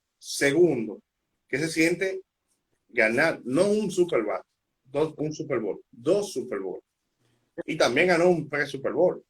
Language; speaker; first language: Spanish; native; Spanish